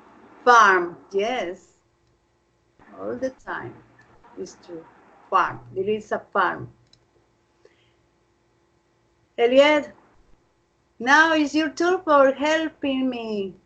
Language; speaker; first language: English; non-native, fluent; Spanish